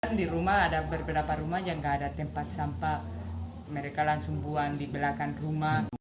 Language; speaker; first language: Indonesian; non-native, fluent; Spanish